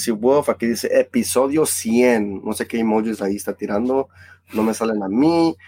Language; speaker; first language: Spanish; early bilingual, heritage; Spanish